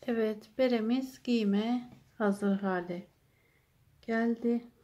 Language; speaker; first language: Turkish; native; Turkish